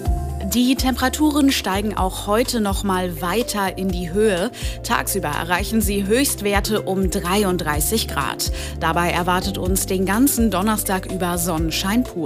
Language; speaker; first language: German; native; German